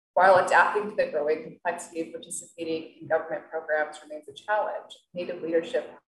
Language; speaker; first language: English; native; English